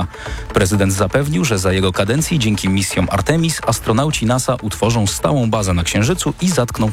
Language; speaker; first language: Polish; native; Polish